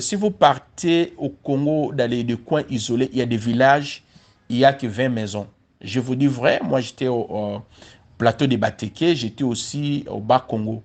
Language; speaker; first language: French; non-native, local second language; Lingala